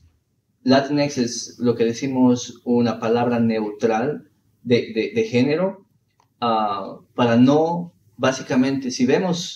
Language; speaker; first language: Spanish; early bilingual, heritage; Spanish